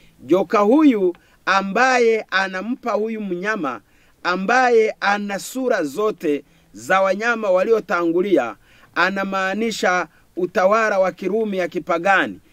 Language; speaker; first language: Swahili; non-native, local second language; Kinyarwanda